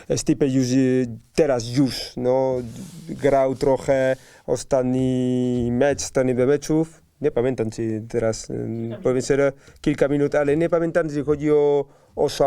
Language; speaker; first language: Polish; non-native, learner; Spanish